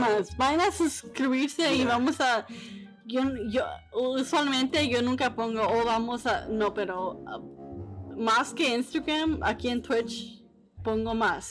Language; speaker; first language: Spanish; early bilingual, heritage; Spanish